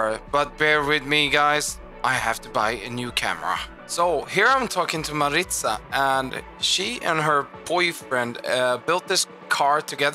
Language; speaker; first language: English; non-native, fluent; Swedish